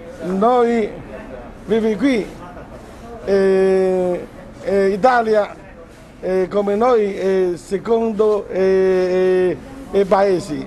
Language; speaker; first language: Italian; non-native, learner; Chinese